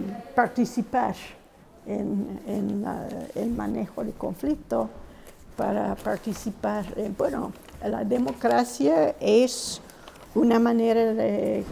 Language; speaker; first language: Spanish; non-native, fluent; English